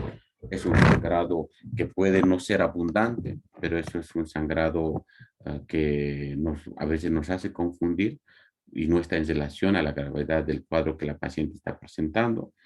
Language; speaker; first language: Spanish; native; Spanish